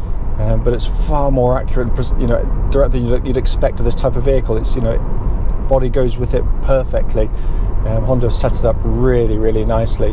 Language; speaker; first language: English; native; English